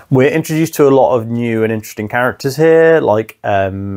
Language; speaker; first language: English; native; English